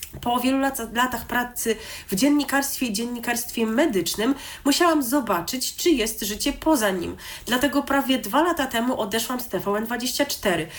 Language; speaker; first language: Polish; native; Polish